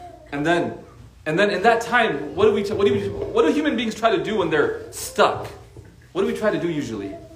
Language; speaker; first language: English; native; English